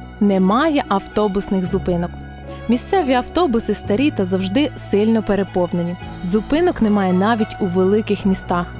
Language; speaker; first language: Ukrainian; native; Ukrainian